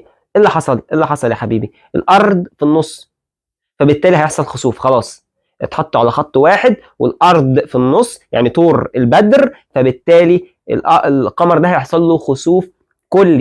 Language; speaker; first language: Arabic; native; Arabic